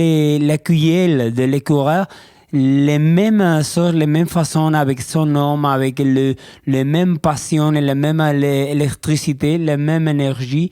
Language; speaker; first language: French; non-native, learner; Spanish